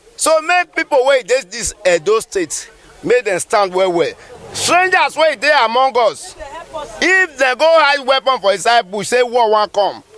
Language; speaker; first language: Nigerian Pidgin; non-native, local second language; Bini